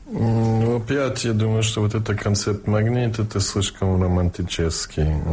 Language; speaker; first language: Russian; non-native, fluent; English